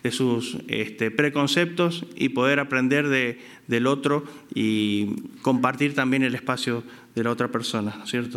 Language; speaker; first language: Spanish; native; Spanish